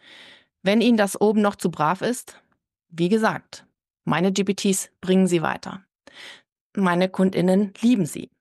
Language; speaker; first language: German; native; German